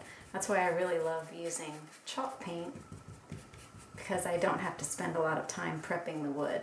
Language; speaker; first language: English; native; English